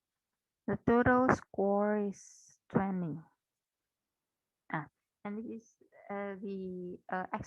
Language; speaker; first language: English; non-native, fluent; Indonesian